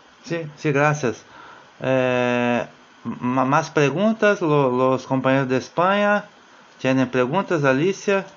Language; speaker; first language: Spanish; non-native, fluent; Portuguese